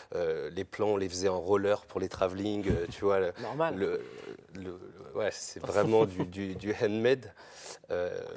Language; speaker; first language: French; native; French